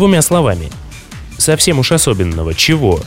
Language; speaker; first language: Russian; native; Russian